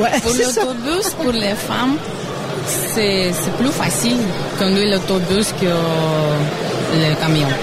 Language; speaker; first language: French; non-native, learner; Russian